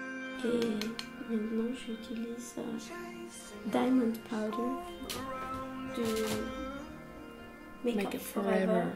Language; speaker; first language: French; non-native, learner; Romanian